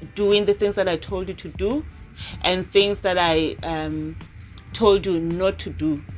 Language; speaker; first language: English; non-native, local second language; Zulu